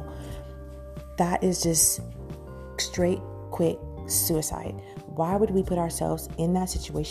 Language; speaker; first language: English; native; English